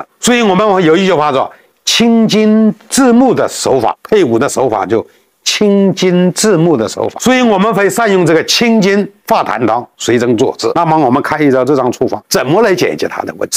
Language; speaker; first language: Chinese; native; Chinese